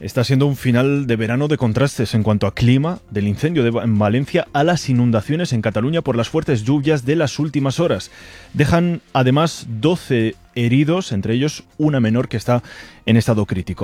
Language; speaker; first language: Spanish; native; Spanish